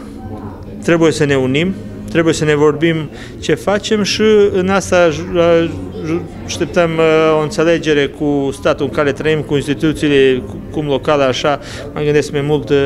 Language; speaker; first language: Romanian; early bilingual, heritage; Romanian